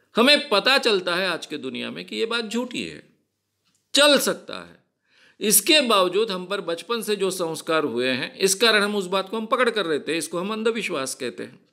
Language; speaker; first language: Hindi; non-native, local second language; Marathi